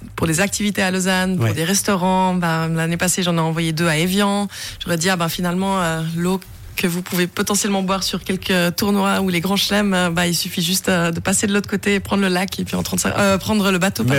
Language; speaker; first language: French; native; French